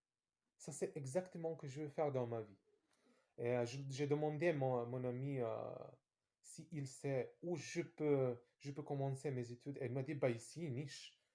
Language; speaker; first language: French; non-native, fluent; Serbian